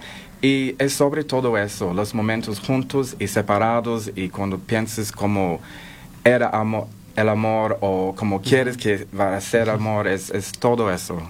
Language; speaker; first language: Spanish; non-native, learner; English